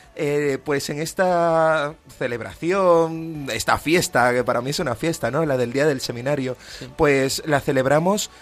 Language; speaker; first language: Spanish; native; Spanish